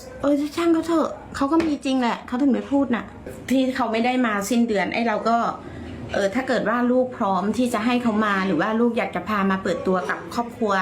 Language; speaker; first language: Thai; native; Thai